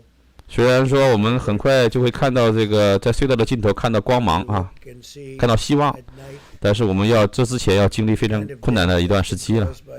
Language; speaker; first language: Chinese; native; Chinese